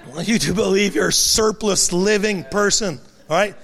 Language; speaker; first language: English; non-native, fluent; French